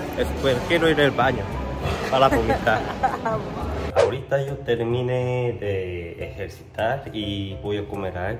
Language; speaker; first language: Spanish; non-native, learner; Korean